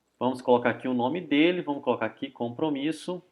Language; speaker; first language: Portuguese; native; Portuguese